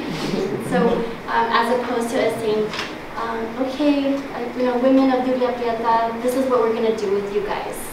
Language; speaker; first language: English; native; English